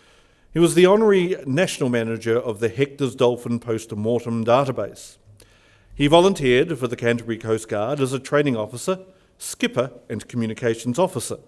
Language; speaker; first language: English; native; English